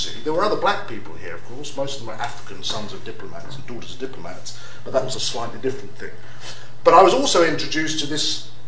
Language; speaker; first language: English; native; English